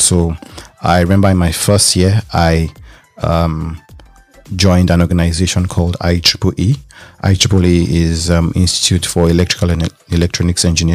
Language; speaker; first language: English; non-native, local second language; Yoruba